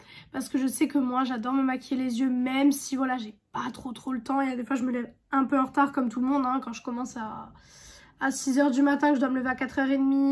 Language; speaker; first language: French; native; French